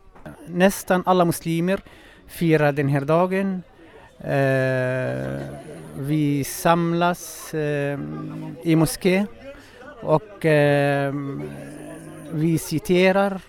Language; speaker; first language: Swedish; non-native, fluent; Arabic